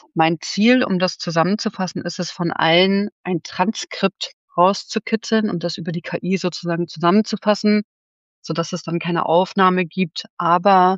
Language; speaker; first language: German; native; German